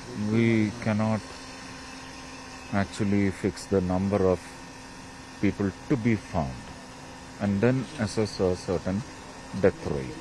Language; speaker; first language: English; non-native, local second language; Malayalam